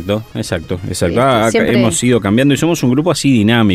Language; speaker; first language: Spanish; native; Spanish